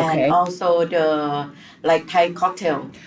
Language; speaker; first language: English; non-native, learner; Thai